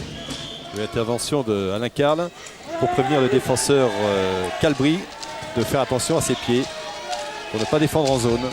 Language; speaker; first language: French; native; French